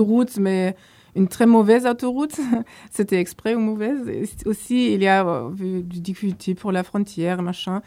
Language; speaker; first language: French; non-native, fluent; German